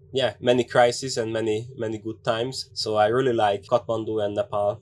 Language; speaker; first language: English; non-native, fluent; Hungarian